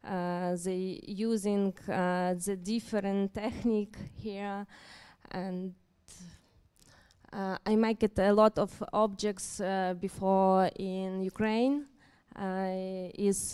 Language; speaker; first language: English; non-native, learner; Ukrainian